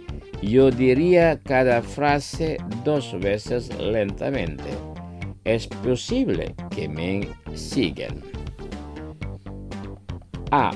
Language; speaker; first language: Spanish; non-native, learner; Indonesian